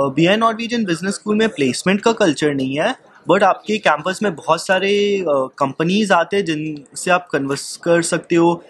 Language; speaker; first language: Hindi; native; Hindi